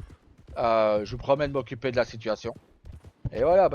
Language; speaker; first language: French; native; French